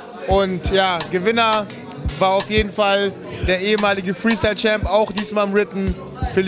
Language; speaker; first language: German; native; German